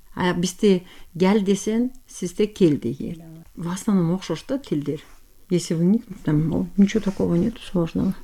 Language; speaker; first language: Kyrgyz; non-native, local second language; Turkish